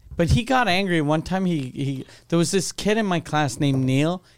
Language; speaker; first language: English; native; English